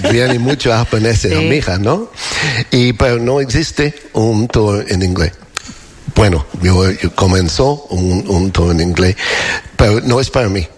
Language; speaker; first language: Spanish; non-native, learner; English